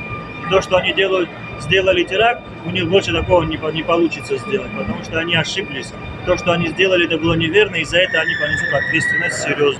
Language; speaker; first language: Russian; native; Russian